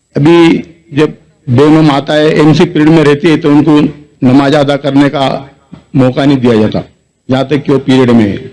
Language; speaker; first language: Urdu; non-native, local second language; Gujarati